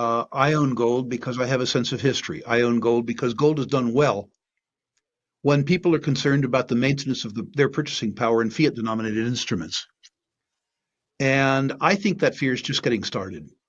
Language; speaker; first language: English; native; English